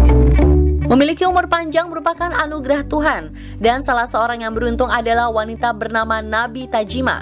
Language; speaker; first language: Indonesian; native; Indonesian